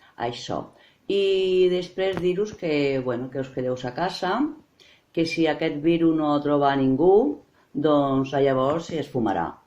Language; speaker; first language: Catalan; non-native, local second language; Spanish